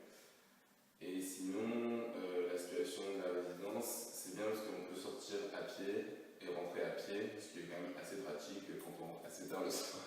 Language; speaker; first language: French; native; French